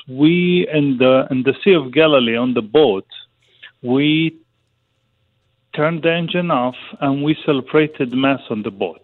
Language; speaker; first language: English; non-native, fluent; Arabic